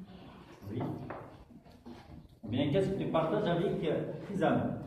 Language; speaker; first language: French; non-native, local second language; Kabyle